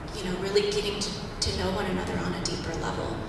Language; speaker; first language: English; native; English